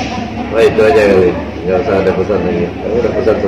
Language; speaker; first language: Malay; non-native, local second language; Achinese